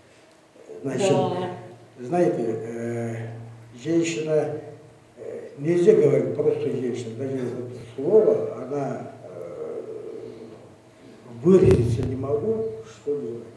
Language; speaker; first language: Russian; non-native, fluent; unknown